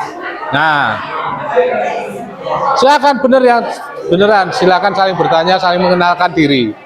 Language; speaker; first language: Indonesian; native; Indonesian